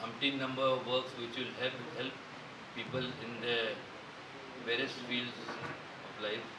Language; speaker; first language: English; non-native, local second language; Marathi